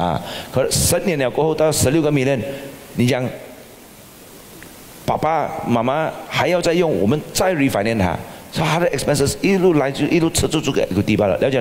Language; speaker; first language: Chinese; native; Chinese